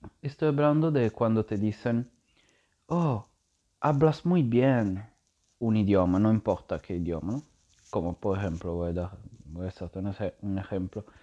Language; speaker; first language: Spanish; non-native, learner; Italian